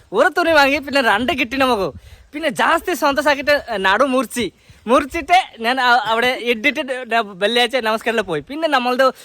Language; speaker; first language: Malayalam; non-native, learner; Bangla